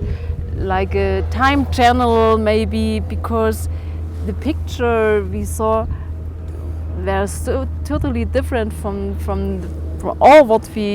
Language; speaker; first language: English; non-native, learner; German